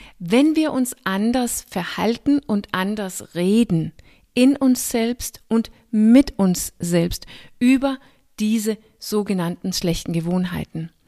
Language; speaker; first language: German; non-native, fluent; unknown